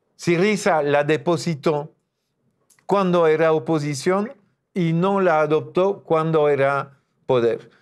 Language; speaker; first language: Spanish; non-native, fluent; French